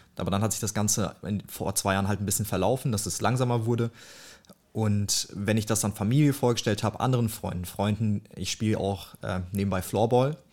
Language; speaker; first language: German; early bilingual, other home language; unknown